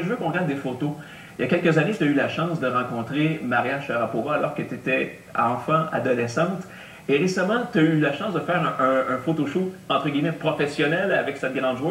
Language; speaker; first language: French; native; French